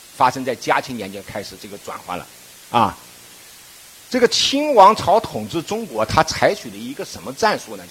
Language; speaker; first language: Chinese; native; Chinese